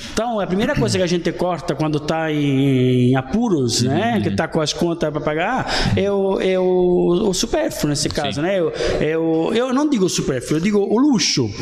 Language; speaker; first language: Portuguese; non-native, fluent; Italian